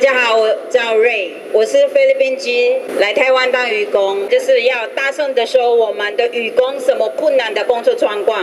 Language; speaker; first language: Chinese; non-native, learner; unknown